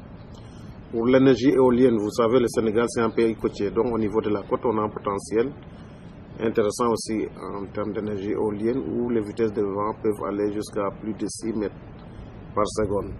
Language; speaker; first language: French; non-native, local second language; Wolof